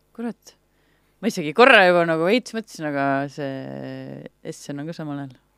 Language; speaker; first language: Estonian; native; Estonian